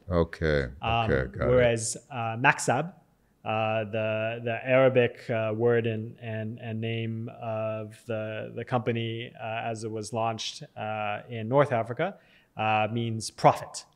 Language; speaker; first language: English; native; English